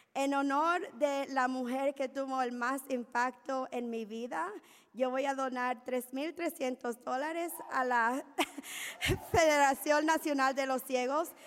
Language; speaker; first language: Spanish; early bilingual, heritage; Spanish